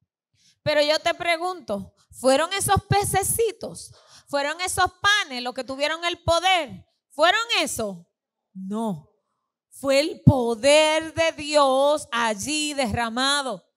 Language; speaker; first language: Spanish; native; Spanish